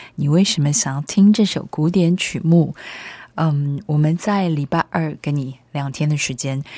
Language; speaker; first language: Chinese; native; Chinese